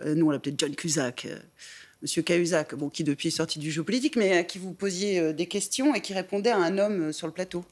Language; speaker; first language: French; native; French